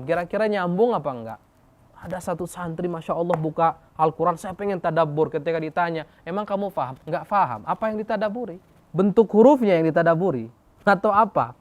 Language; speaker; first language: Indonesian; native; Indonesian